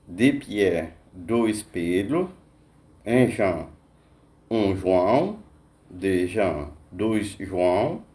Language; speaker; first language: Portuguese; non-native, fluent; Haitian Creole